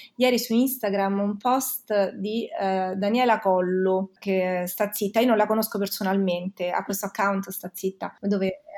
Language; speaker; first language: Italian; native; Italian